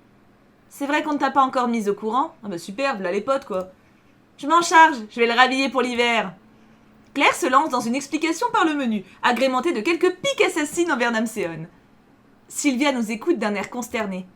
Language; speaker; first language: French; native; French